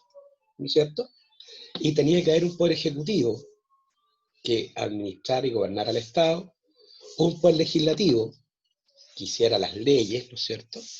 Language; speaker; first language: Spanish; native; Spanish